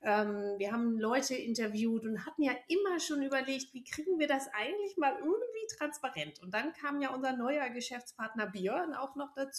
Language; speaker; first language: German; native; German